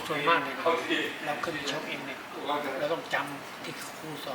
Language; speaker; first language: Thai; native; Thai